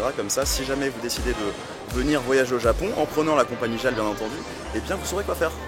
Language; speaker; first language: French; native; French